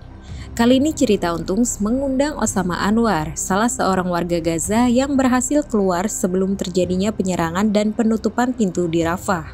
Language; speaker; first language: Indonesian; native; Indonesian